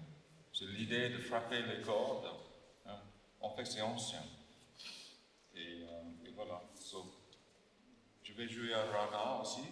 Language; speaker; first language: French; non-native, learner; English